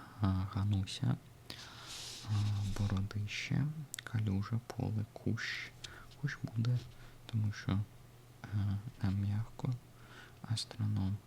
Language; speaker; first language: Ukrainian; non-native, learner; Russian